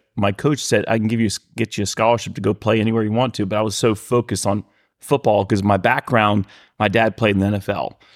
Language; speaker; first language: English; native; English